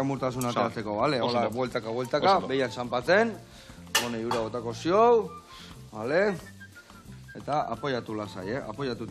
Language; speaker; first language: Basque; native; Basque